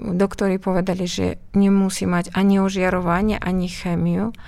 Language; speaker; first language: Slovak; non-native, fluent; Uzbek